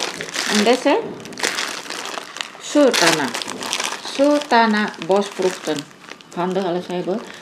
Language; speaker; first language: Dutch; non-native, learner; Indonesian